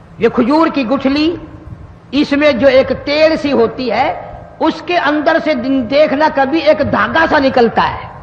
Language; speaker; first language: Urdu; non-native, local second language; Saraiki